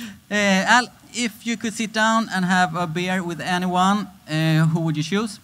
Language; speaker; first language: English; non-native, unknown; Swedish